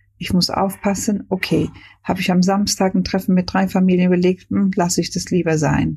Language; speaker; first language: German; non-native, fluent; Hungarian